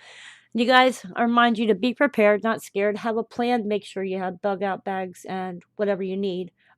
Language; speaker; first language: English; native; English